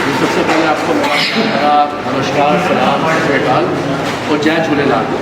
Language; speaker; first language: Hindi; non-native, local second language; Sindhi